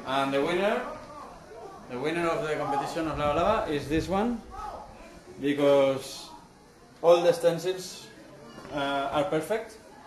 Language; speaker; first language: English; non-native, fluent; Spanish